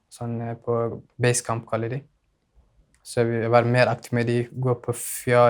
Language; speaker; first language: Norwegian; non-native, learner; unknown